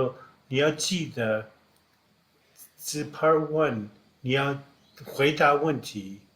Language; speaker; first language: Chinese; non-native, fluent; English